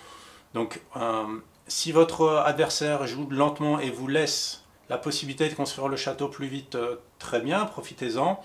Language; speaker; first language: French; native; French